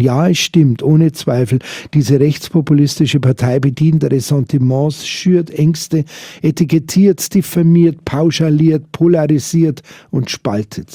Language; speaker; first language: German; native; German